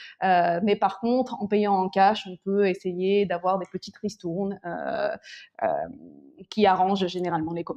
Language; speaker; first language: French; early bilingual, other home language; Korean